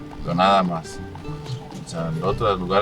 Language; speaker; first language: Spanish; native; Spanish